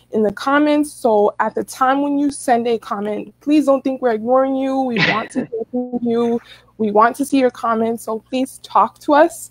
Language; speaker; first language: English; native; English